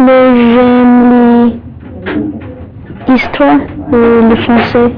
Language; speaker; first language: French; non-native, learner; English